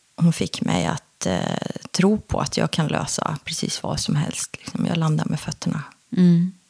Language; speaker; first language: Swedish; early bilingual, other home language; Korean